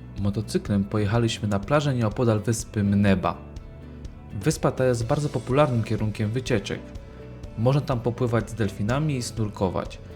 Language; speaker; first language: Polish; native; Polish